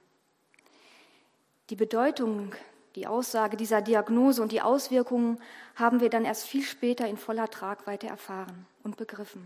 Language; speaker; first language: German; native; German